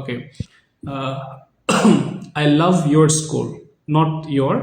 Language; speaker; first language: English; non-native, fluent; Bangla